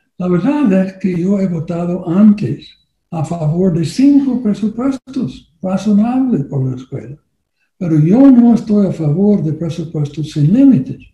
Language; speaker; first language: Spanish; non-native, learner; English